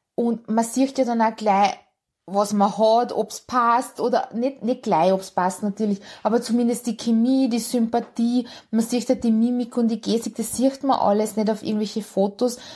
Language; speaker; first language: German; early bilingual, other home language; Hungarian